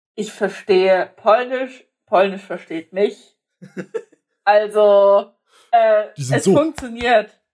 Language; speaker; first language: German; non-native, local second language; Polish